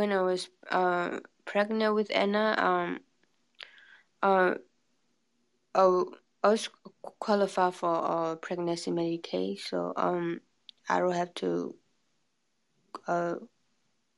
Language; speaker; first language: English; non-native, fluent; Burmese